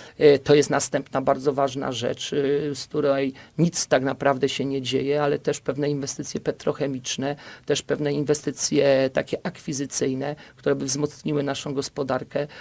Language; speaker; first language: Polish; native; Polish